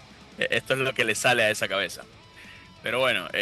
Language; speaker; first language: Spanish; native; Spanish